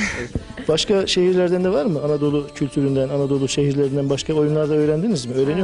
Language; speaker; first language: Turkish; native; Turkish